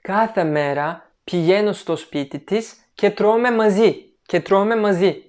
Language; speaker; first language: Greek; non-native, learner; Turkish